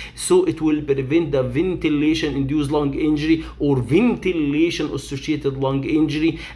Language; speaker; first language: English; non-native, fluent; Arabic